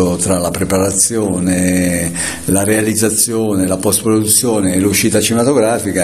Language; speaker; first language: Italian; native; Italian